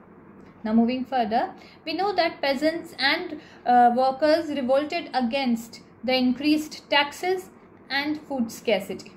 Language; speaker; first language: English; non-native, local second language; Hindi